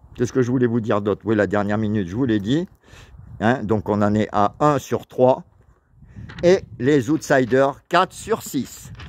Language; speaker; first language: French; native; French